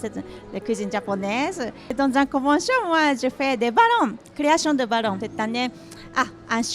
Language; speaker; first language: French; non-native, learner; Japanese